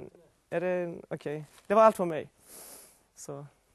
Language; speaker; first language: Swedish; non-native, fluent; Persian